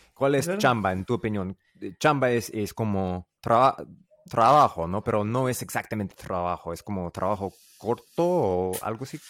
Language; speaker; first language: Spanish; non-native, learner; English